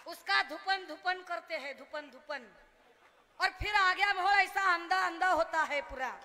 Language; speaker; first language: Hindi; non-native, local second language; Marathi